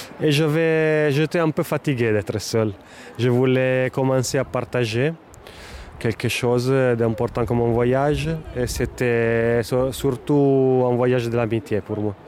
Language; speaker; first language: French; non-native, fluent; Italian